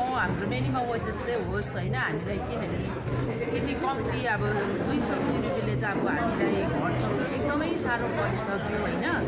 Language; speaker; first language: Nepali; native; Nepali